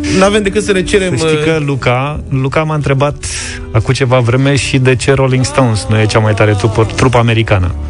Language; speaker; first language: Romanian; native; Romanian